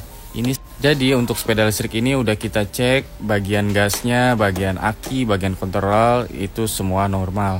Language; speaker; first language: Indonesian; native; Indonesian